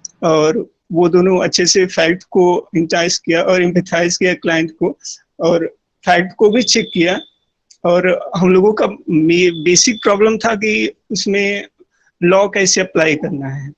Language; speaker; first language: Hindi; native; Hindi